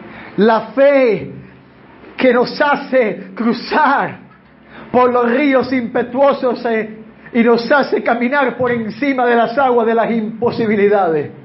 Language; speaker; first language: Spanish; native; Spanish